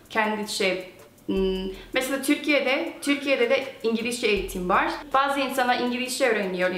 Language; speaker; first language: Turkish; non-native, fluent; Korean